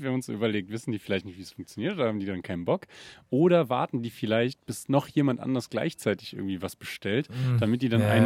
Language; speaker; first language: German; native; German